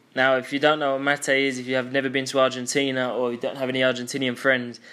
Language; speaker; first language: English; native; English